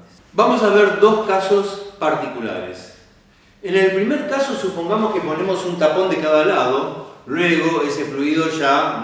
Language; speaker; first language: Spanish; native; Spanish